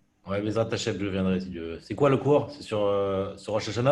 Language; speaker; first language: French; native; French